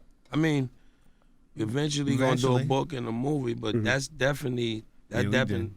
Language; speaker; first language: English; native; English